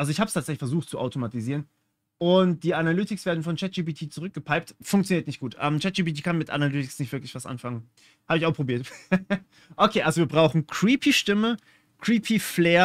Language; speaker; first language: German; native; German